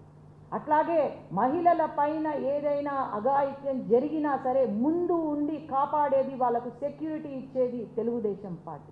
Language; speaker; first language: Telugu; native; Telugu